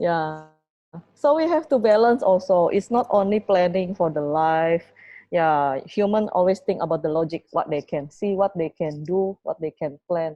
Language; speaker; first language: English; non-native, fluent; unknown